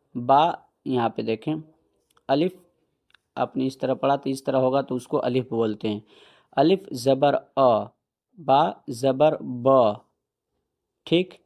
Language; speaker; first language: Hindi; native; Hindi